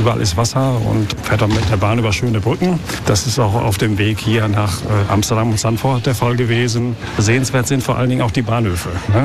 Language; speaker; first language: German; native; German